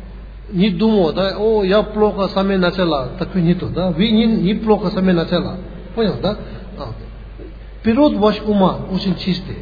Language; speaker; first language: Russian; non-native, learner; Tibetan